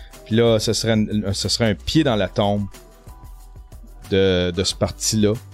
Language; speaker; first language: French; native; French